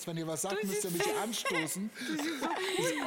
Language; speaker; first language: German; native; German